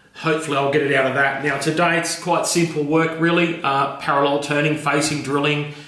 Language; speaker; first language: English; native; English